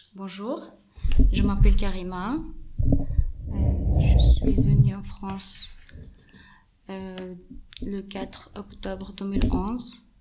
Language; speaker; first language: French; non-native, learner; Arabic